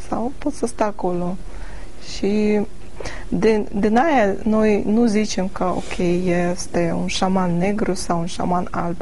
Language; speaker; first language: Romanian; non-native, learner; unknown